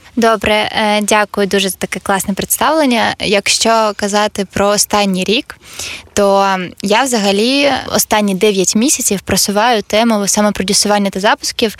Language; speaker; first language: Ukrainian; non-native, local second language; Russian